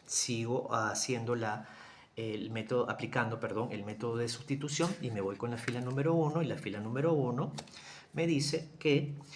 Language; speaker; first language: Spanish; native; Spanish